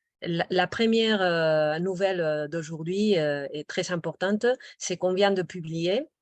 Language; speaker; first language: French; non-native, local second language; Spanish